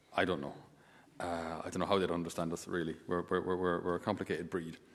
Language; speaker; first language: English; native; English